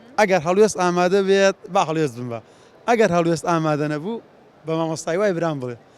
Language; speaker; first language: Central Kurdish; native; Central Kurdish